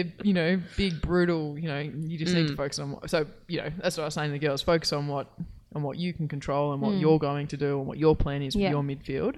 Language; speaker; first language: English; native; English